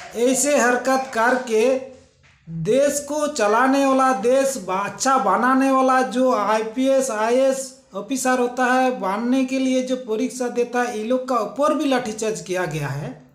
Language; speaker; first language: Hindi; non-native, local second language; Santali